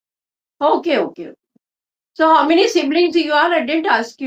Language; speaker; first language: English; non-native, local second language; Hindi